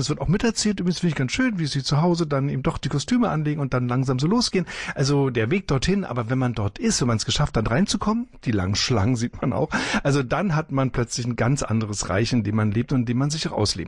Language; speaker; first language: German; native; German